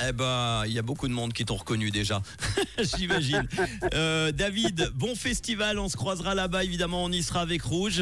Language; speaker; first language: French; native; French